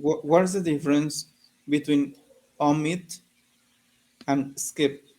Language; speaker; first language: English; non-native, learner; Spanish